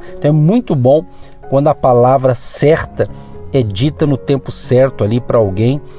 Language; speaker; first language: Portuguese; native; Portuguese